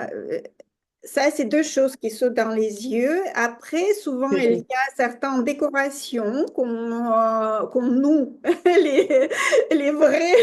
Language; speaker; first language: French; non-native, fluent; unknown